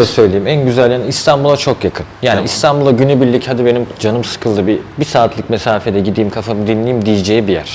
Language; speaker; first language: Turkish; native; Turkish